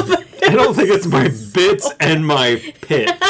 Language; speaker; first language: English; native; English